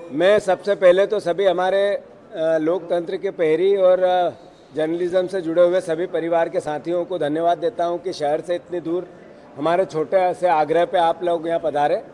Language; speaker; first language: Hindi; native; Hindi